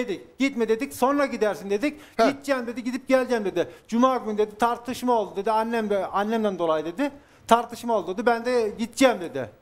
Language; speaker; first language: Turkish; native; Turkish